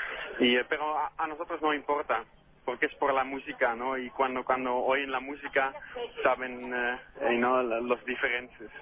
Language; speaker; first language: Spanish; non-native, learner; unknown